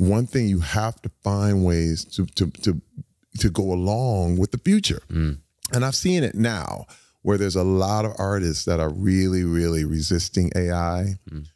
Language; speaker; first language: English; native; English